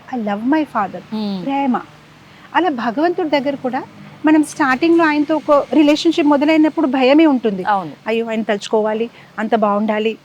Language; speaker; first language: Telugu; non-native, fluent; Gujarati